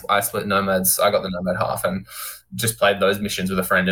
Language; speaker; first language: English; native; English